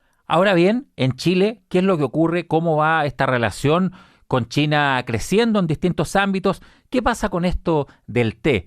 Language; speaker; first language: Spanish; native; Spanish